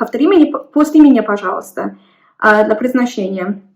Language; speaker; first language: Russian; non-native, learner; English